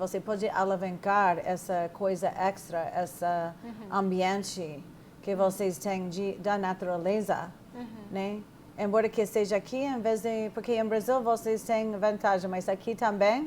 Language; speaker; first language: Portuguese; non-native, fluent; English